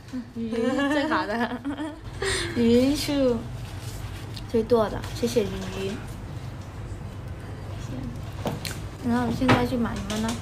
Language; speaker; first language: Chinese; non-native, learner; Vietnamese